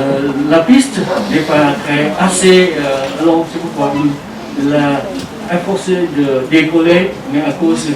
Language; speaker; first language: French; non-native, learner; Vietnamese